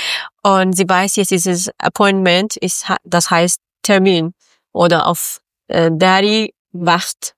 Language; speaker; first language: German; non-native, learner; Persian